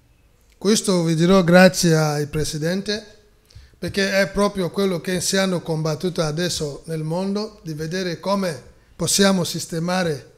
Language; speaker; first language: Italian; non-native, fluent; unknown